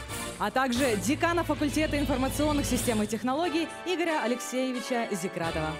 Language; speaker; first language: Russian; native; Russian